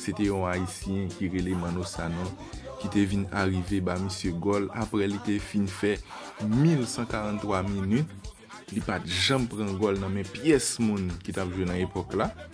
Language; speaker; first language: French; non-native, learner; Haitian Creole